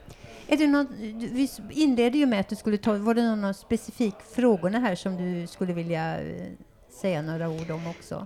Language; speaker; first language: Swedish; native; Swedish